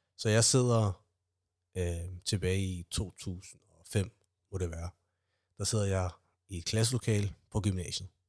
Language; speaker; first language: Danish; early bilingual, other home language; Somali